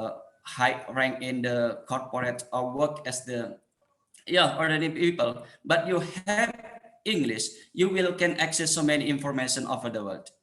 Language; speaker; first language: English; non-native, fluent; Indonesian